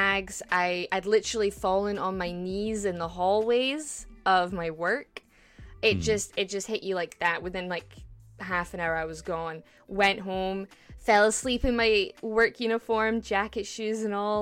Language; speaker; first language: English; native; English